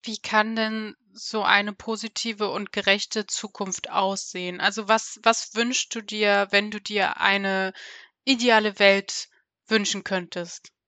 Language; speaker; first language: German; native; German